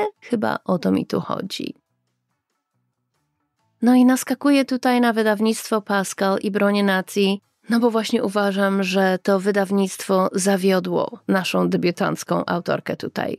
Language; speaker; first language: Polish; native; Polish